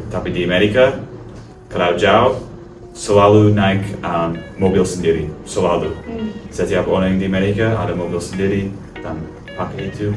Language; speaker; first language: Indonesian; non-native, learner; English